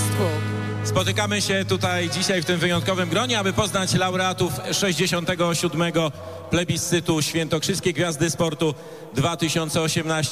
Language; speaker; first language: Polish; native; Polish